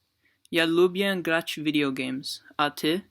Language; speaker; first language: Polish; non-native, learner; English